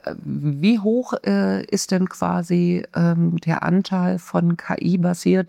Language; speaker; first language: German; native; German